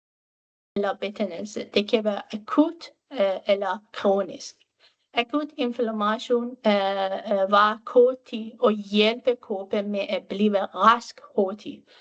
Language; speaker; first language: Danish; non-native, fluent; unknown